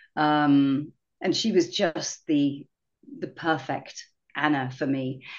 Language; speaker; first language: English; native; English